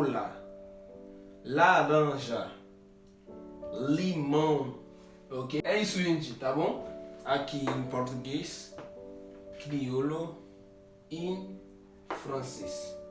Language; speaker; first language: Portuguese; non-native, fluent; Haitian Creole